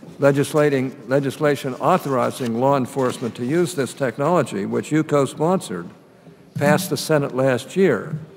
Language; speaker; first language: English; native; English